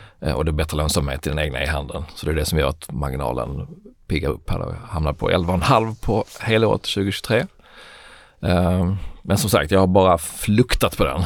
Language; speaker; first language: Swedish; native; Swedish